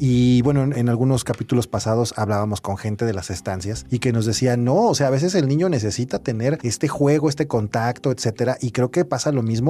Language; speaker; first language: Spanish; native; Spanish